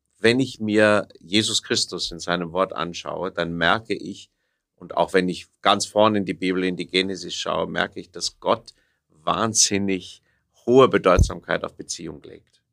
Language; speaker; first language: German; native; German